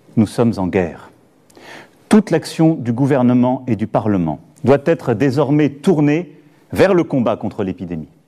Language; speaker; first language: French; native; French